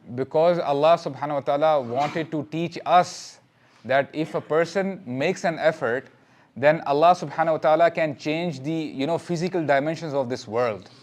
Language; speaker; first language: English; non-native, local second language; Urdu